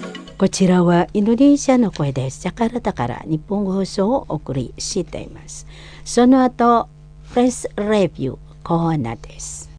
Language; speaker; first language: Japanese; non-native, learner; Indonesian